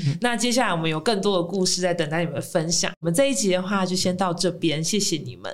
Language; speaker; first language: Chinese; native; Chinese